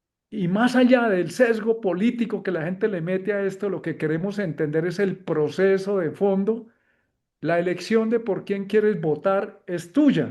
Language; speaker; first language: Spanish; native; Spanish